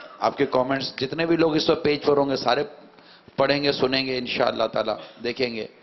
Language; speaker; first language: Urdu; native; Urdu